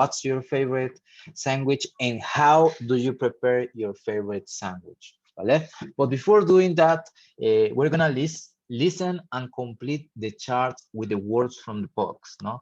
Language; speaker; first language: English; non-native, fluent; Spanish